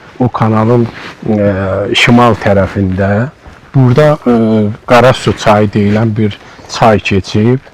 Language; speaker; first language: Azerbaijani; native; Azerbaijani